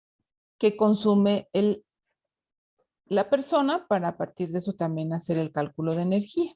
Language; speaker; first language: Spanish; native; Spanish